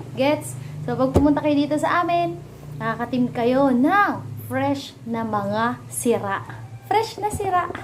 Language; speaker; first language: Filipino; non-native, local second language; Bikol